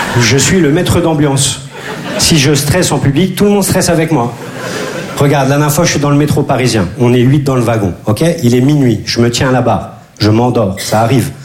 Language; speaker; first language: French; native; French